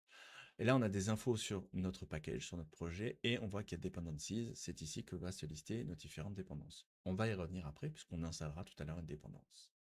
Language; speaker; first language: French; native; French